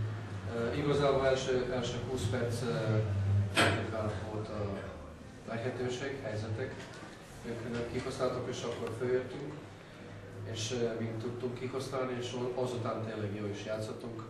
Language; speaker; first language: Hungarian; non-native, fluent; Serbian